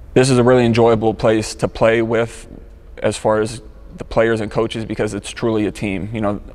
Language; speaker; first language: English; native; English